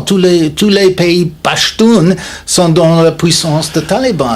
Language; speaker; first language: French; non-native, fluent; English